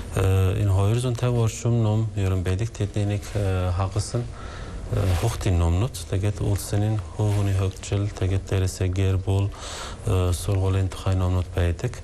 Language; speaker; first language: Mongolian; non-native, fluent; Turkish